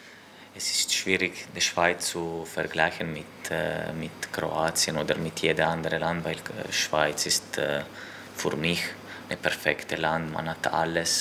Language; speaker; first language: German; non-native, local second language; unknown